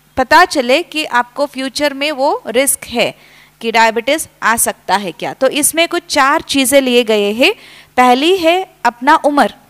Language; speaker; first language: Hindi; non-native, local second language; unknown